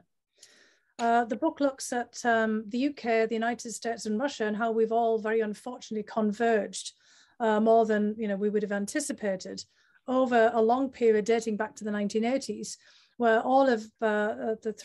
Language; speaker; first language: English; native; English